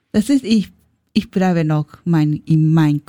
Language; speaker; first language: German; non-native, learner; Japanese